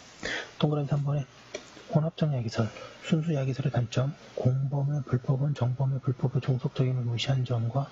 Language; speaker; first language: Korean; native; Korean